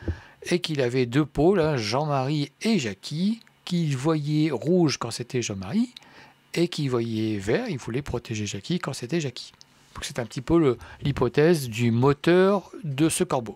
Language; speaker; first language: French; native; French